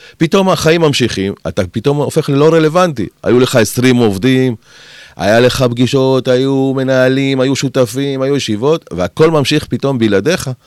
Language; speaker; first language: Hebrew; early bilingual, other home language; Spanish